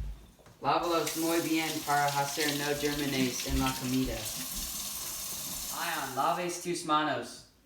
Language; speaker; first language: Spanish; non-native, learner; English